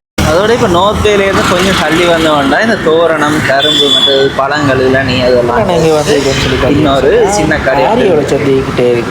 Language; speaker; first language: Tamil; native; Tamil